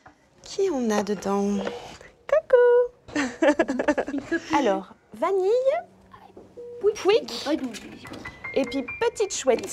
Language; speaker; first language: French; native; French